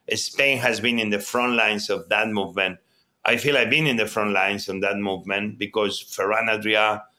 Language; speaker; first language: English; non-native, fluent; Spanish